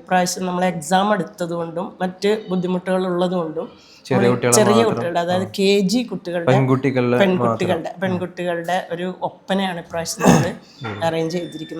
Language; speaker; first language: Malayalam; native; Malayalam